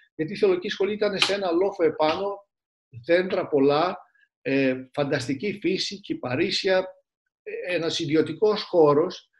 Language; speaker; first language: Greek; early bilingual, other home language; Turkish